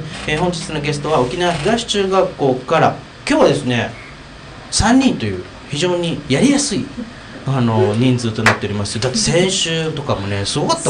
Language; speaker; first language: Japanese; native; Japanese